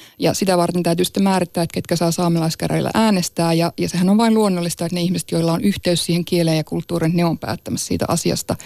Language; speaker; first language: Finnish; non-native, local second language; Northern Sami